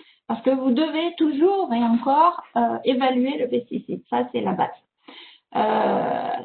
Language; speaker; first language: French; native; French